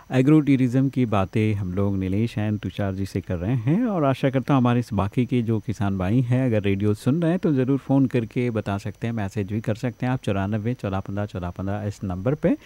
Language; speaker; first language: Hindi; native; Hindi